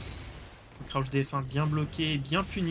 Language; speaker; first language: French; native; French